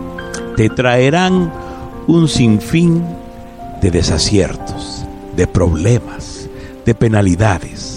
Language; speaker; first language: Spanish; native; Spanish